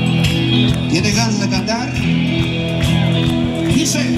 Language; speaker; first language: Spanish; native; Spanish